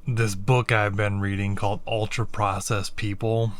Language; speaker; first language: English; native; English